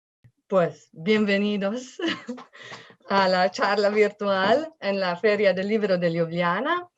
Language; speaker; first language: Spanish; non-native, fluent; Slovenian